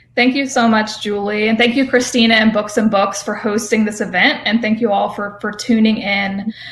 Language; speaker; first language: English; native; English